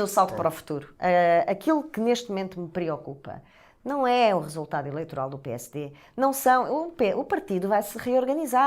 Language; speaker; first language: Portuguese; native; Portuguese